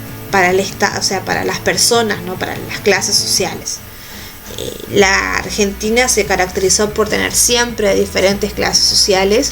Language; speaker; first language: Spanish; native; Spanish